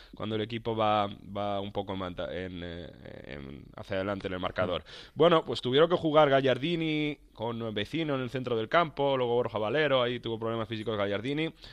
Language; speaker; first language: Spanish; native; Spanish